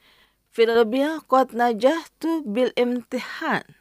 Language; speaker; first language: Arabic; non-native, fluent; Indonesian